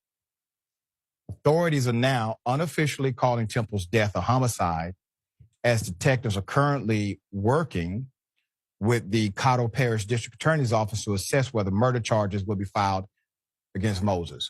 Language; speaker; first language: English; native; English